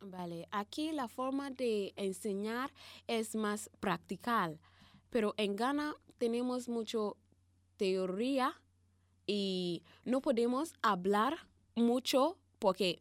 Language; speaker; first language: Spanish; non-native, learner; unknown